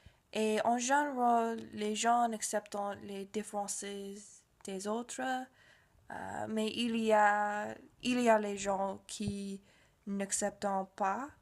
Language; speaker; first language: French; non-native, learner; English